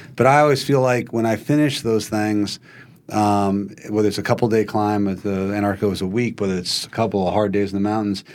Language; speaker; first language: English; native; English